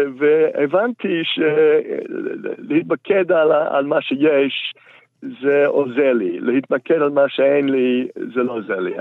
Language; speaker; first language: Hebrew; non-native, fluent; English